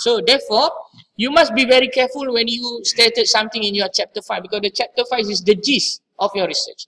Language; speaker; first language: English; non-native, local second language; Malay